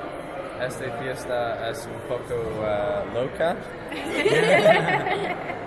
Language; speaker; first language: Spanish; non-native, learner; English